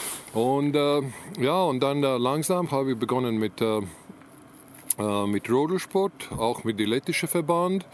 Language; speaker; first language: German; non-native, learner; Latvian